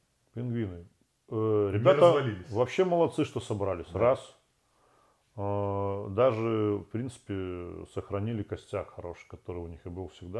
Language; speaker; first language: Russian; native; Russian